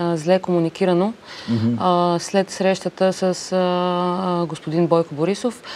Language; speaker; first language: Bulgarian; early bilingual, other home language; Arabic